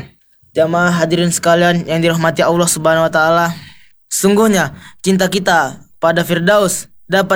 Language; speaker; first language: Indonesian; native; Indonesian